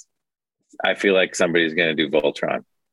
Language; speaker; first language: English; native; English